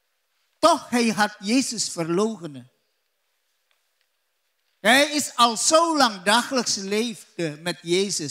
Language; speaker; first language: Dutch; non-native, learner; Indonesian